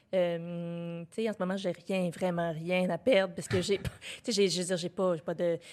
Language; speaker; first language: French; native; French